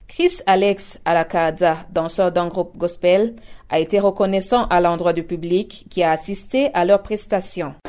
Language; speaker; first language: French; non-native, local second language; Rundi